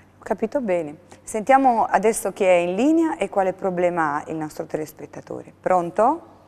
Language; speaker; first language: Italian; native; Italian